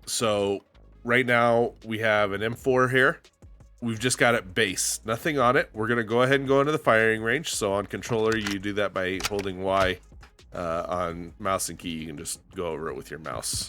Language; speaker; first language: English; native; English